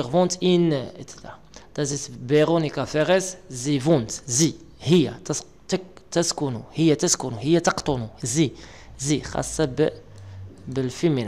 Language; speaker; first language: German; non-native, learner; Arabic